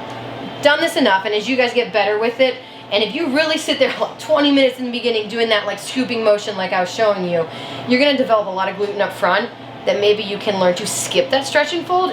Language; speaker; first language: English; native; English